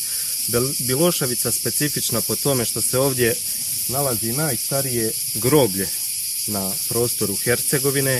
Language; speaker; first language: Bosnian; native; Bosnian